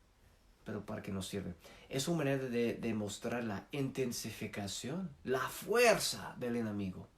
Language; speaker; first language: Spanish; non-native, fluent; English